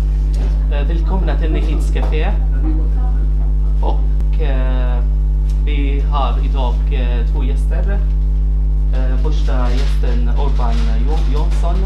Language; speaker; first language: Swedish; non-native, fluent; Arabic